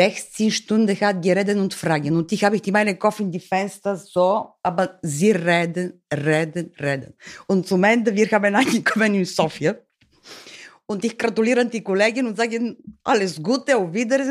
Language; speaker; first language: German; non-native, learner; Bulgarian